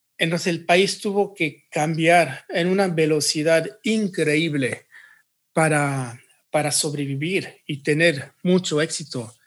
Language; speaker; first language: Spanish; early bilingual, heritage; Spanish